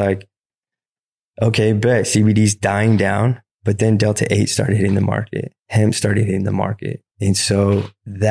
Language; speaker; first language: English; native; English